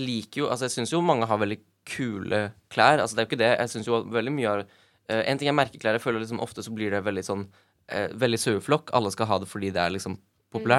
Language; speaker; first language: Norwegian; native; Norwegian